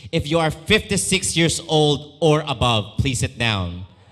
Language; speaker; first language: English; non-native, local second language; Filipino